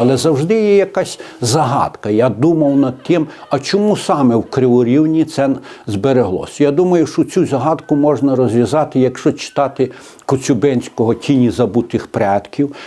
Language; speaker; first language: Ukrainian; native; Ukrainian